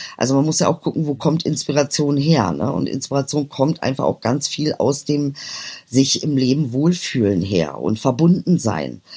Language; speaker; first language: German; early bilingual, other home language; Turkish